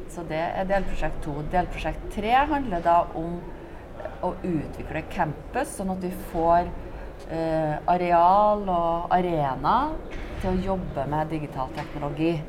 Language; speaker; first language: Norwegian; native; Norwegian